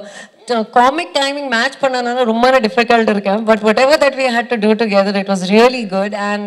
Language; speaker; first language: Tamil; non-native, learner; Kannada